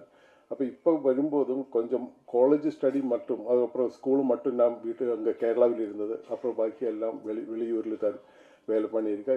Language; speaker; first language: Tamil; non-native, learner; Malayalam